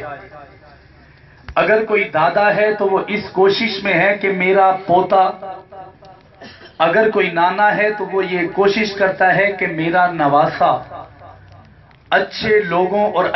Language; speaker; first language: Urdu; non-native, local second language; Punjabi